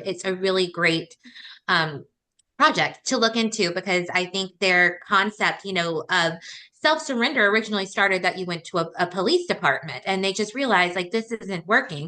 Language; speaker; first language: English; native; English